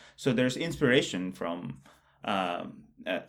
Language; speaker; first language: English; non-native, local second language; Bangla